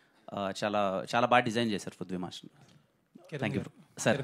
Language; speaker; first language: Telugu; native; Telugu